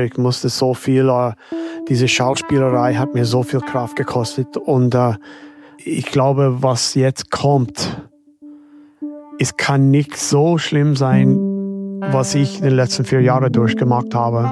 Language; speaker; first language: German; non-native, fluent; English